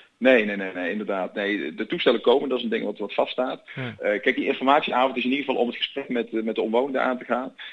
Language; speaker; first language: Dutch; native; Dutch